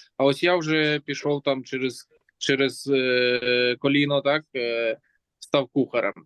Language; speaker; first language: Ukrainian; native; Ukrainian